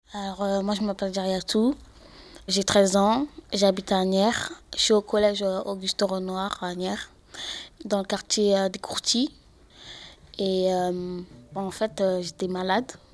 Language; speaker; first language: French; early bilingual, other home language; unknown